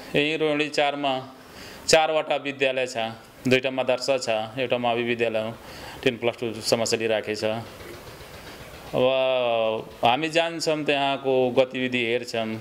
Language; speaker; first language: Nepali; non-native, local second language; Bhojpuri